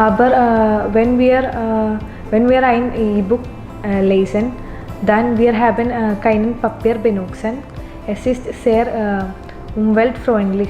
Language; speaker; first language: German; non-native, learner; Malayalam